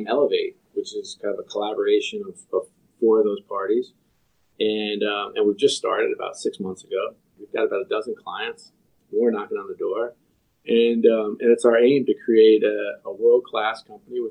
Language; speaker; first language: English; native; English